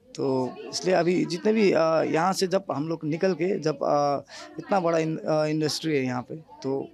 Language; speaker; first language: Hindi; non-native, local second language; Nepali